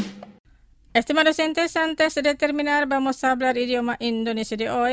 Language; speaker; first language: Spanish; non-native, fluent; Indonesian